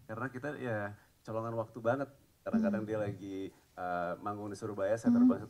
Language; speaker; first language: Indonesian; early bilingual, heritage; English